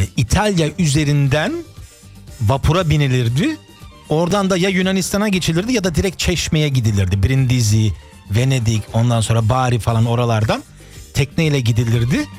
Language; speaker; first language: Turkish; early bilingual, heritage; Turkish